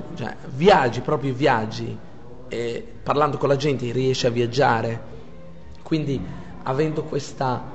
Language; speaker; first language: Italian; non-native, fluent; Arabic